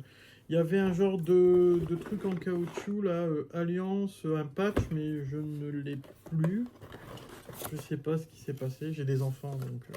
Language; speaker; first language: French; native; French